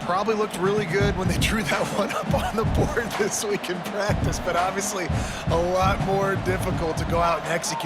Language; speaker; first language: English; native; English